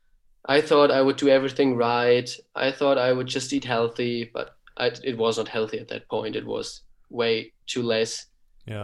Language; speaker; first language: English; non-native, fluent; German